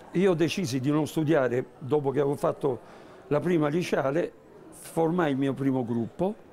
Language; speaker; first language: Italian; native; Italian